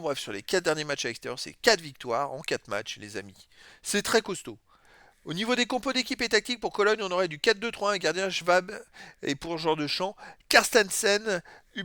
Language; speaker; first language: French; native; French